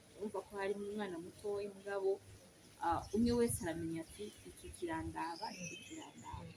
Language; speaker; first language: Rundi; native; Rundi